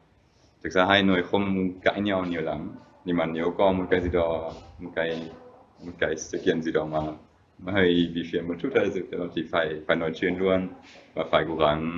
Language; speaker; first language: Vietnamese; non-native, fluent; German